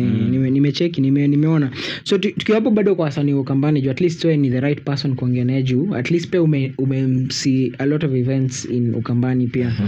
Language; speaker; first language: Swahili; native; Swahili